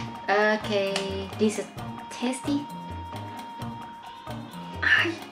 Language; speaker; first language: English; non-native, learner; Thai